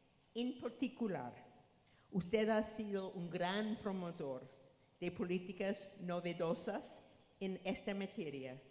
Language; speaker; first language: Spanish; non-native, fluent; English